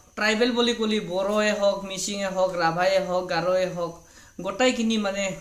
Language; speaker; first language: Assamese; non-native, local second language; Bodo